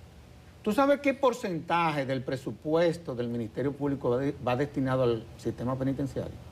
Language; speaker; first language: Spanish; native; Spanish